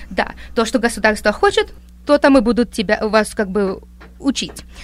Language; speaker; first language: Russian; native; Russian